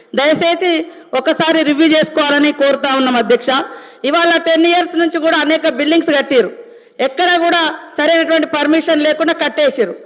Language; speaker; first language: Telugu; native; Telugu